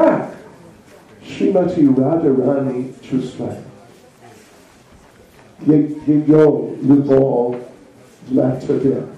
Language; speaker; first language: Russian; non-native, learner; English